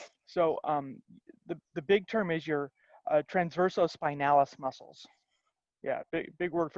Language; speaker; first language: English; native; English